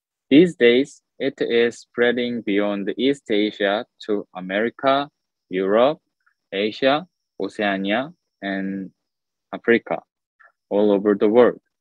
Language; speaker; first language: English; non-native, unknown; Korean